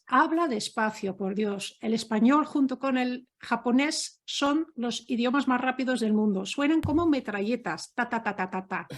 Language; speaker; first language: Spanish; non-native, fluent; Dutch